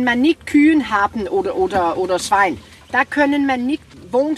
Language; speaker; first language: German; non-native, learner; Danish